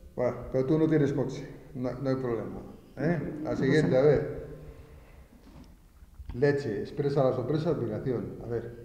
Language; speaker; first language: Spanish; native; Spanish